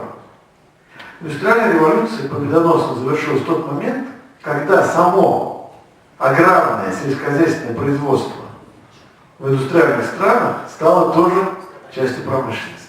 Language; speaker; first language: Russian; native; Russian